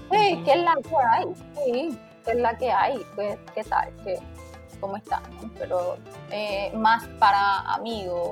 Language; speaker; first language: Spanish; native; Spanish